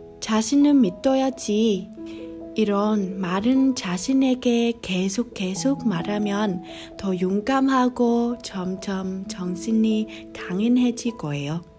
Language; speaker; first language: Korean; non-native, learner; Vietnamese